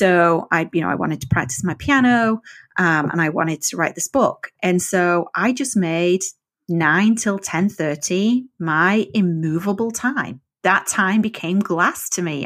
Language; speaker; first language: English; native; English